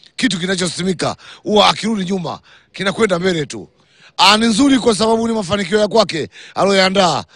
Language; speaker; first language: Swahili; native; Swahili